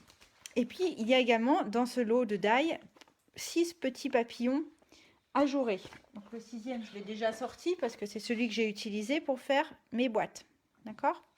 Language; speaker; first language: French; native; French